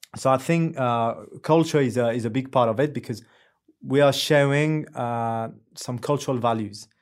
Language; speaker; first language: English; non-native, fluent; French